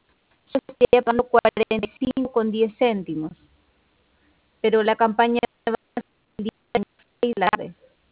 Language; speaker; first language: Spanish; native; Spanish